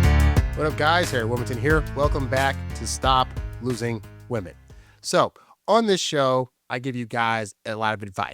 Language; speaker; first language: English; native; English